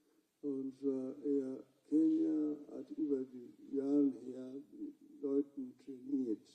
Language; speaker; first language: German; non-native, fluent; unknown